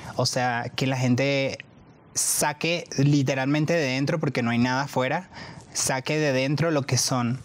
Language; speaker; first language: Spanish; native; Spanish